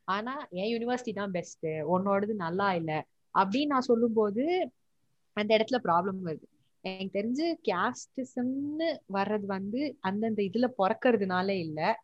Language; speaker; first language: Tamil; native; Tamil